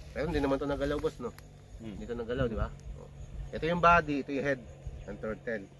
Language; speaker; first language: Filipino; non-native, local second language; Cebuano